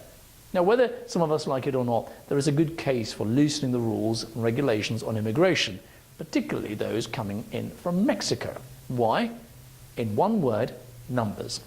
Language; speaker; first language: English; native; English